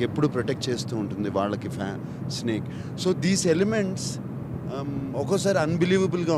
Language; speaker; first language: Telugu; native; Telugu